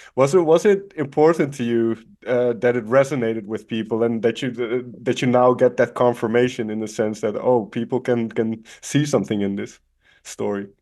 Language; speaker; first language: English; non-native, fluent; Dutch